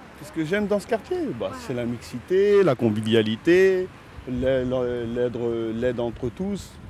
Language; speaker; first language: French; early bilingual, other home language; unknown